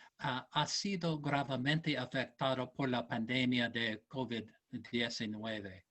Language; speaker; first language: Spanish; non-native, learner; English